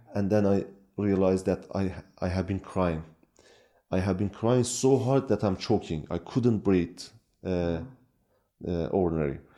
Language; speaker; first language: English; non-native, fluent; Kurdish